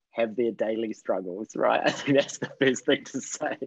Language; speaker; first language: English; native; English